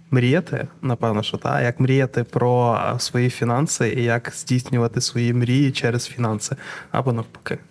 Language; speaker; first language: Ukrainian; native; Ukrainian